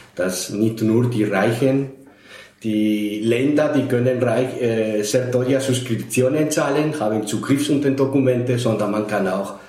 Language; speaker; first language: German; non-native, fluent; Spanish